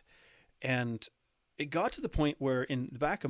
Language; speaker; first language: English; native; English